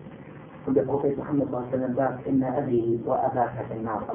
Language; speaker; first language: German; non-native, fluent; Arabic